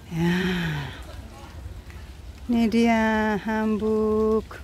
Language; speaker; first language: Malay; native; Malay